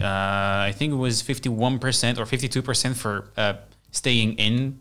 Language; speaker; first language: English; non-native, fluent; Bulgarian